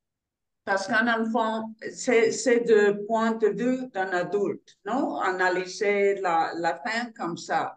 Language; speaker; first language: French; non-native, learner; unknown